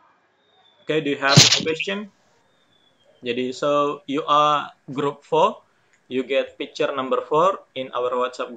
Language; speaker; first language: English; non-native, fluent; Indonesian